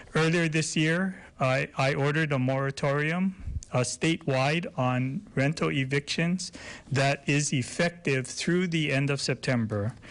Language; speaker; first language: English; native; English